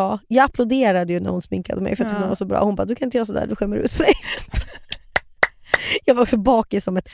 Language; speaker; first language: Swedish; native; Swedish